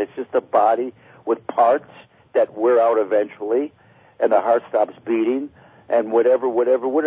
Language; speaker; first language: English; native; English